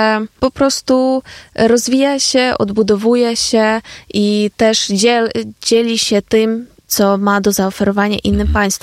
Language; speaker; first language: Polish; non-native, fluent; Ukrainian